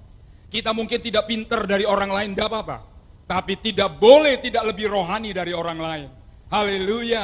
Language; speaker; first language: Indonesian; non-native, local second language; Javanese